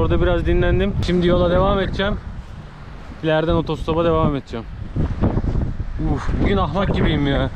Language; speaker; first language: Turkish; native; Turkish